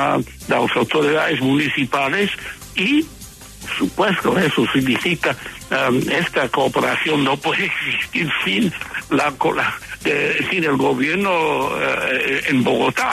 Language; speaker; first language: Spanish; non-native, fluent; English